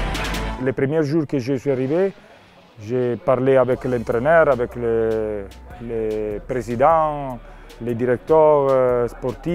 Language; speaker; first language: French; non-native, learner; Italian